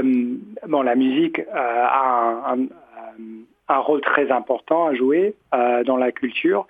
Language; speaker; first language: French; non-native, fluent; English